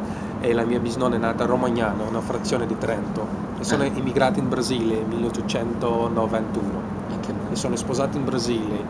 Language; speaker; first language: Italian; non-native, fluent; Portuguese